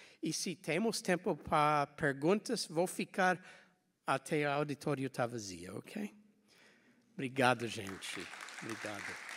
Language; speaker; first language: Portuguese; non-native, fluent; English